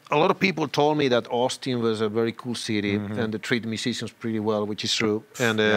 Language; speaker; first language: English; non-native, learner; Spanish